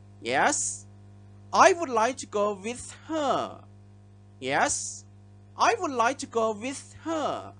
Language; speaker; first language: English; non-native, fluent; Thai